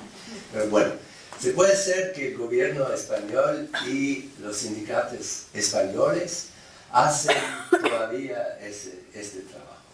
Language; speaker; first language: Spanish; non-native, fluent; English